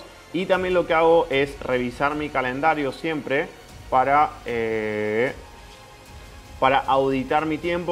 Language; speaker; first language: Spanish; native; Spanish